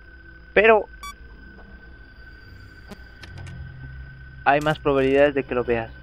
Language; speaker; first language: Spanish; native; Spanish